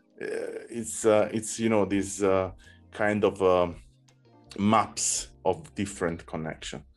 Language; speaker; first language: English; non-native, learner; Italian